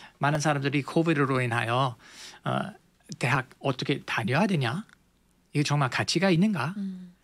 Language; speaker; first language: Korean; non-native, fluent; English